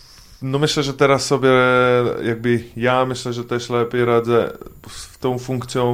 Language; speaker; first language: Polish; non-native, fluent; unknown